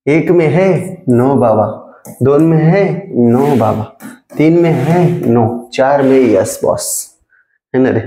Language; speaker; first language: Hindi; non-native, local second language; Marathi